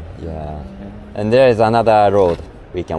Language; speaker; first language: English; non-native, learner; Japanese